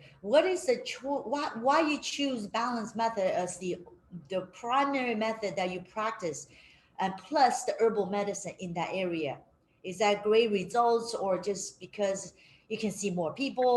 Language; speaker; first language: English; non-native, fluent; Chinese